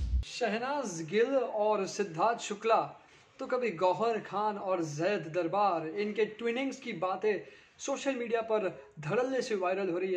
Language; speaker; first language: Hindi; native; Hindi